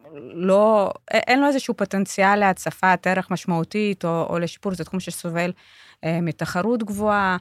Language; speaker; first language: Hebrew; native; Hebrew